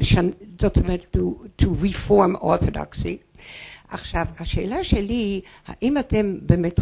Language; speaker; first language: Hebrew; non-native, fluent; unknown